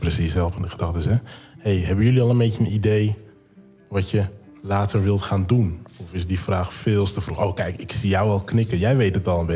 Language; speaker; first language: Dutch; native; Dutch